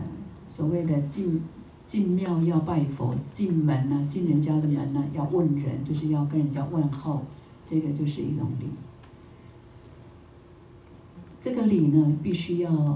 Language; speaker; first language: Chinese; native; Chinese